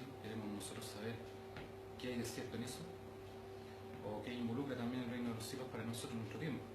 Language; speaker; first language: Spanish; native; Spanish